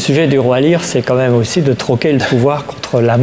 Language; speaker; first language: French; native; French